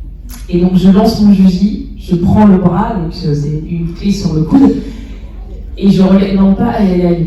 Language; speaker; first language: French; native; French